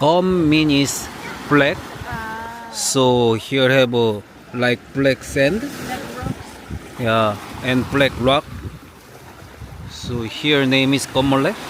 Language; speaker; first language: English; non-native, learner; Korean